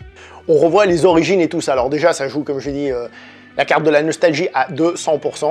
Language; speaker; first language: French; native; French